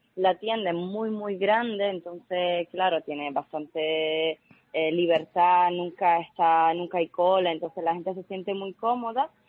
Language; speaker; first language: Spanish; non-native, fluent; Italian